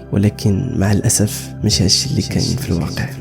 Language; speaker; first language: Arabic; native; Arabic